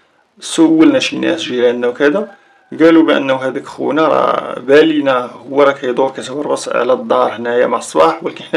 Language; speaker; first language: Arabic; native; Arabic